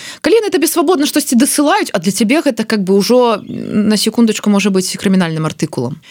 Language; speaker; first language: Belarusian; non-native, local second language; Russian